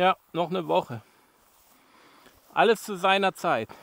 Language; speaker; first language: German; native; German